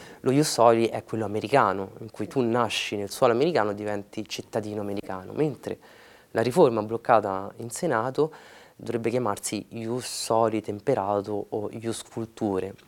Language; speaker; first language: Italian; early bilingual, other home language; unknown